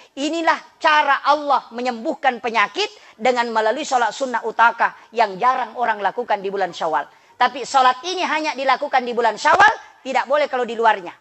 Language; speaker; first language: Indonesian; non-native, local second language; Buginese